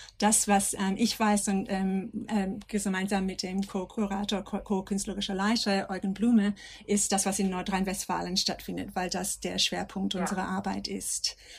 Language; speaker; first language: German; non-native, fluent; English